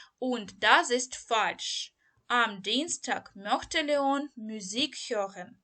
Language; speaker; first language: German; non-native, learner; Ukrainian